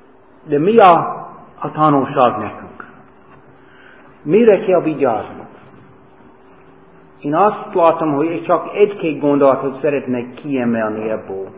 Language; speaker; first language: Hungarian; non-native, fluent; English